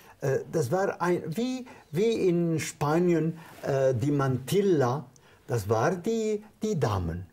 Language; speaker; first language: German; non-native, fluent; Arabic